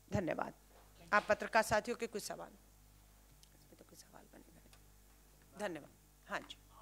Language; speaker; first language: Hindi; native; Hindi